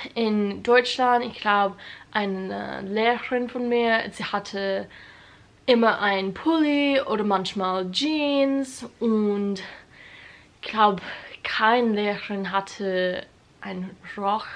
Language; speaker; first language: German; non-native, learner; English